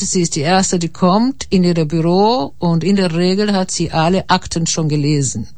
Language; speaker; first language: German; non-native, fluent; Portuguese